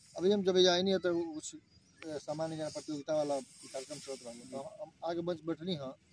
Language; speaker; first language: Bhojpuri; native; Bhojpuri